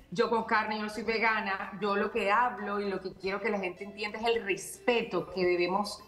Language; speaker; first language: Spanish; native; Spanish